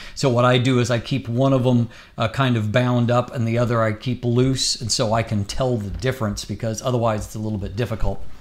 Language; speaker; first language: English; native; English